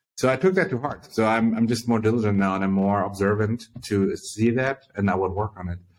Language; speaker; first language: English; early bilingual, other home language; Chinese